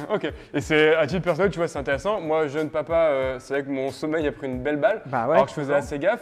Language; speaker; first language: French; native; French